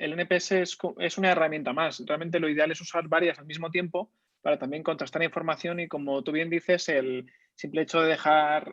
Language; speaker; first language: Spanish; native; Spanish